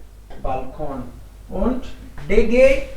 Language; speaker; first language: German; non-native, fluent; Hindi